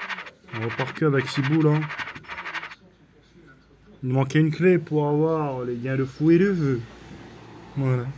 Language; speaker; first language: French; native; French